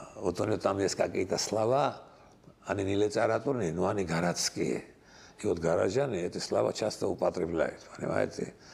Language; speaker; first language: Russian; non-native, local second language; Georgian